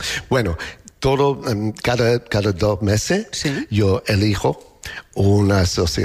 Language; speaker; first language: Spanish; non-native, learner; English